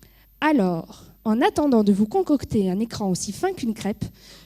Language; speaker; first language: French; native; French